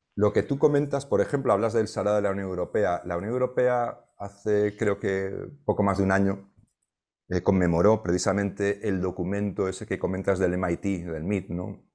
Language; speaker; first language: Spanish; native; Spanish